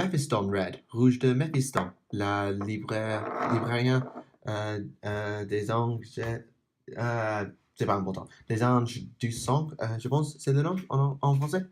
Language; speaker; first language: French; non-native, learner; English